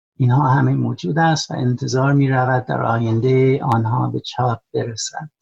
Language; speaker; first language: Persian; non-native, fluent; English